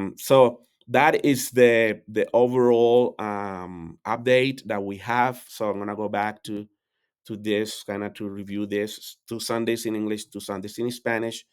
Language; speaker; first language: English; non-native, fluent; Spanish